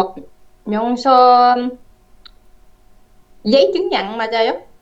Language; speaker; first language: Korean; non-native, learner; Vietnamese